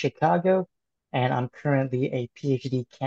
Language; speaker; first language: English; native; English